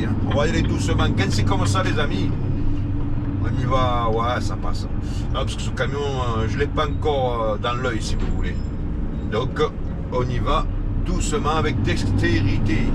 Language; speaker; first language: French; native; French